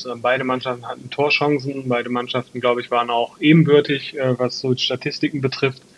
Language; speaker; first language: German; native; German